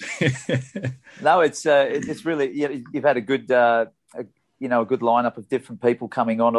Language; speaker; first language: English; native; English